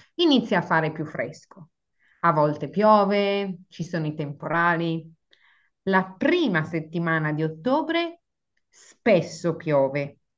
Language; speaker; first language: Italian; native; Italian